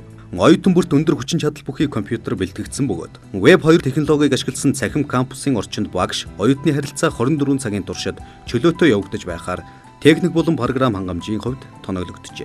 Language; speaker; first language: Mongolian; native; Mongolian